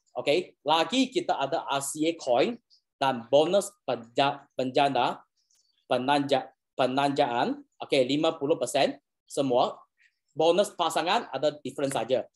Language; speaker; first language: Malay; non-native, local second language; Chinese